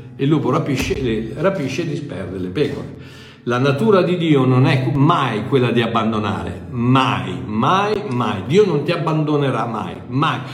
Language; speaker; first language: Italian; native; Italian